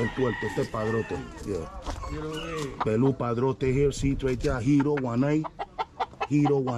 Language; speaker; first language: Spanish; non-native, fluent; English